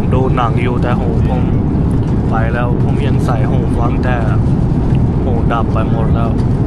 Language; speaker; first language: Thai; non-native, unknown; Punjabi